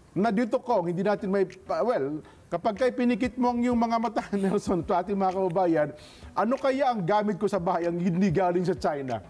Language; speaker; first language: Filipino; native; Filipino